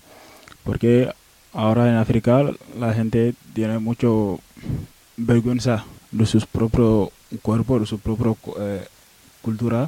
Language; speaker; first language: Spanish; non-native, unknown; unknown